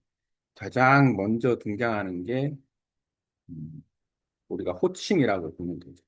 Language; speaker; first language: Korean; native; Korean